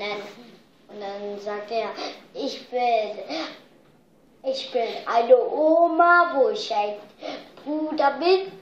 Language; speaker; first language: German; early bilingual, heritage; German